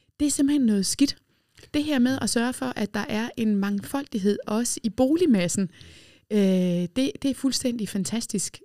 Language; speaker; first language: Danish; native; Danish